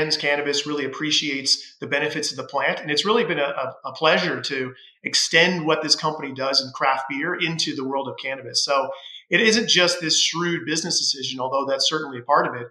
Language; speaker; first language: English; native; English